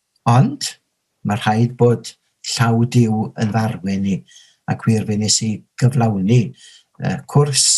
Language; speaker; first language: Welsh; native; Welsh